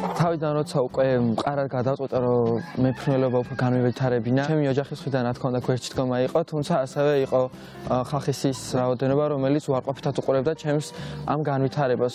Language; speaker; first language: Georgian; native; Georgian